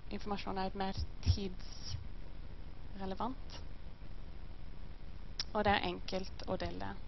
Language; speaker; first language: Norwegian; non-native, learner; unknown